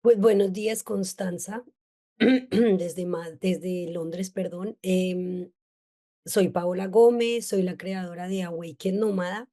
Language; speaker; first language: Spanish; native; Spanish